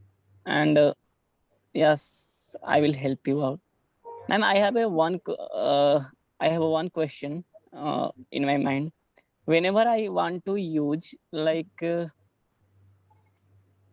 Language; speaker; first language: English; non-native, learner; Hindi